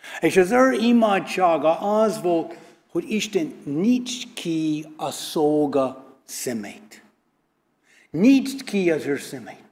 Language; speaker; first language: Hungarian; non-native, learner; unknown